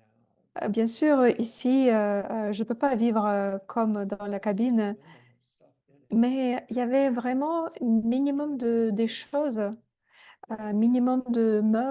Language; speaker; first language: French; non-native, fluent; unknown